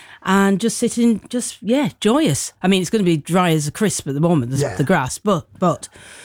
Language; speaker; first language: English; native; English